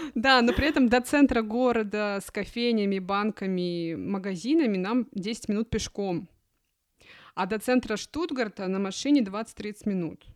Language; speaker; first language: Russian; native; Russian